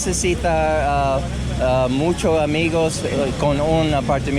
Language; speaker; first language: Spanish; non-native, learner; English